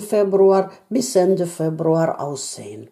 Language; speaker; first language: German; non-native, learner; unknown